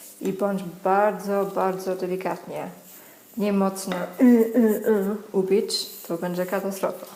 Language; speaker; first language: Polish; non-native, learner; English